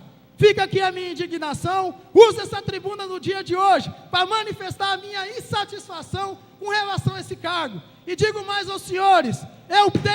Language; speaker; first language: Portuguese; native; Portuguese